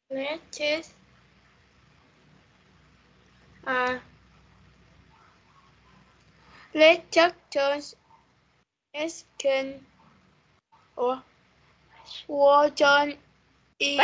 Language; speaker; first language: English; non-native, learner; Vietnamese